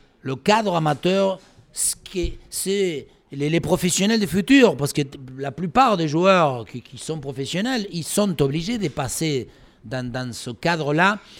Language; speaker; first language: French; non-native, fluent; Spanish